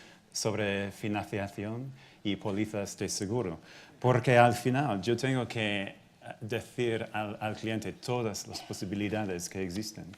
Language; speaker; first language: Spanish; non-native, fluent; English